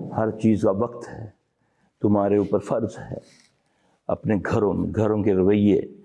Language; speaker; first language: Urdu; non-native, local second language; Punjabi